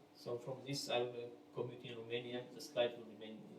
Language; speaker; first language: English; non-native, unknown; Romanian